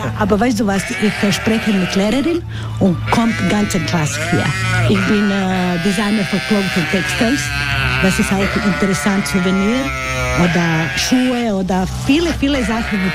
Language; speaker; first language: German; non-native, learner; Croatian